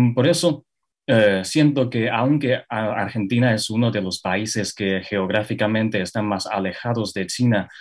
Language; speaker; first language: Spanish; non-native, fluent; Chinese